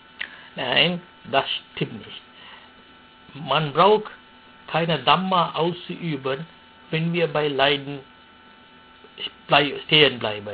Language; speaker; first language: German; non-native, fluent; Sinhala